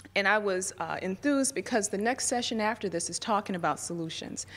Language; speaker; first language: English; native; English